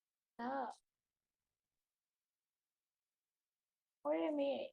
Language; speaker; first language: English; non-native, learner; Vietnamese